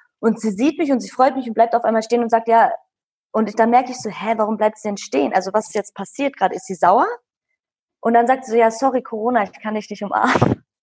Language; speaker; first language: German; early bilingual, other home language; Kurdish